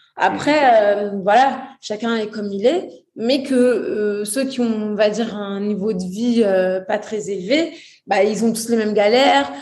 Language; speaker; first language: French; early bilingual, other home language; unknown